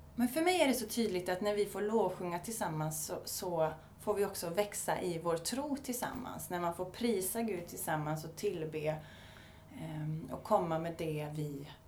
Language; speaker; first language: Swedish; native; Swedish